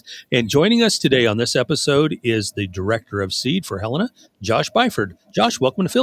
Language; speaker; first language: English; native; English